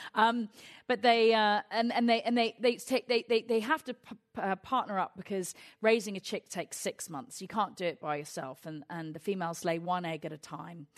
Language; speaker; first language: English; native; English